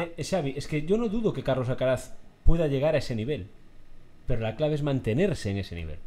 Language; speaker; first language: Spanish; native; Spanish